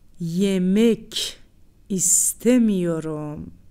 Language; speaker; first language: Turkish; non-native, fluent; Persian